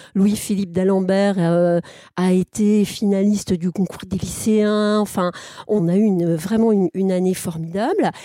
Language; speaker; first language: French; native; French